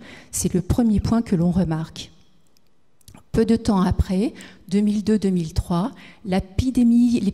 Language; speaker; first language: French; native; French